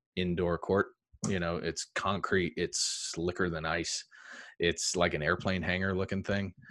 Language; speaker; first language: English; native; English